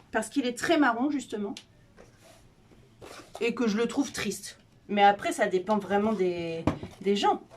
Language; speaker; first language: French; native; French